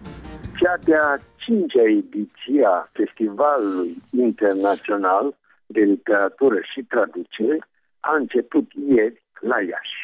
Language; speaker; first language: Romanian; native; Romanian